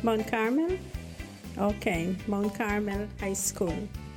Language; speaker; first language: English; non-native, local second language; Spanish